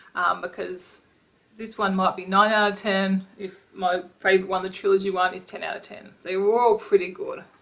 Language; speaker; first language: English; native; English